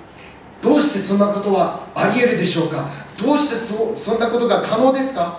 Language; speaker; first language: Japanese; early bilingual, other home language; English